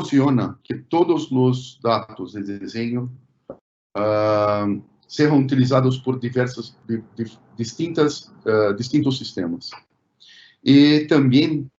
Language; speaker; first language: Spanish; non-native, fluent; Portuguese